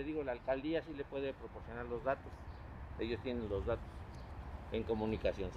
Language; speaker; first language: Spanish; native; Spanish